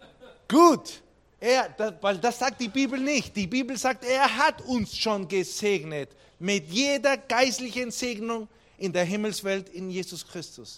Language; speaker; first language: German; non-native, fluent; Spanish